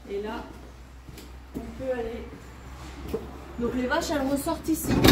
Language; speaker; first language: French; native; French